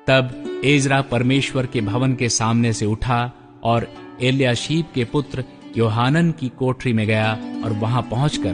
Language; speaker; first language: Hindi; native; Hindi